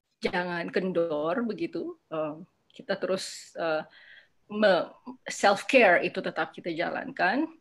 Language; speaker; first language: Indonesian; native; Indonesian